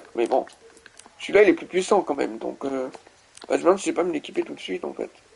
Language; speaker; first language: French; native; French